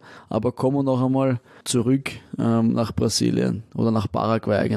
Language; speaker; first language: German; native; German